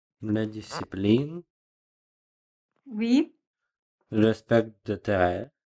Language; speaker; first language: French; non-native, learner; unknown